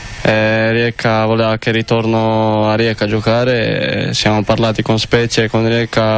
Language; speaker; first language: Italian; non-native, fluent; Croatian